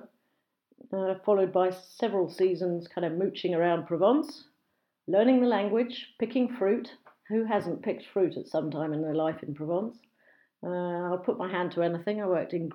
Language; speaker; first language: English; native; English